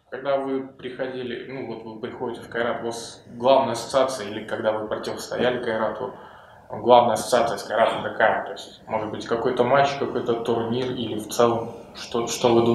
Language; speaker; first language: Russian; native; Russian